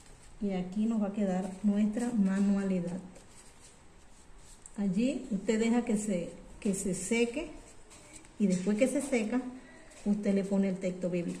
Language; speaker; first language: Spanish; native; Spanish